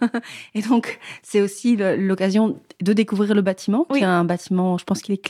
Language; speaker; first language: French; native; French